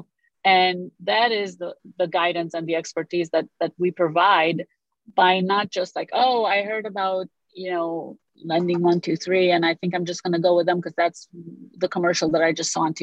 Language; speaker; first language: English; non-native, fluent; Romanian